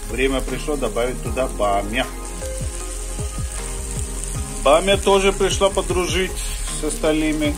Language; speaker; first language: Russian; non-native, fluent; Hindi